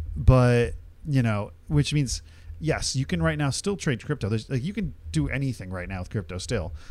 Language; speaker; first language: English; early bilingual, other home language; Hindi